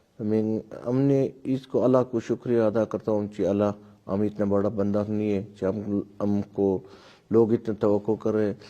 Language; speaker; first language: Urdu; non-native, local second language; Pashto